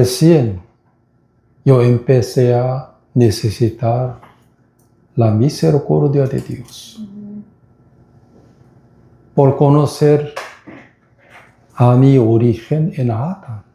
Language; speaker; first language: Spanish; non-native, fluent; Korean